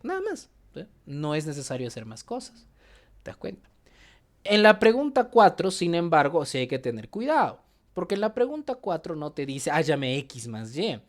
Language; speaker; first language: Spanish; native; Spanish